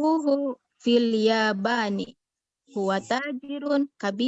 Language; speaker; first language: Arabic; non-native, learner; Indonesian